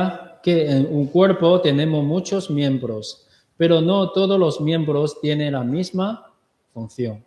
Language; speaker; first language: Spanish; non-native, learner; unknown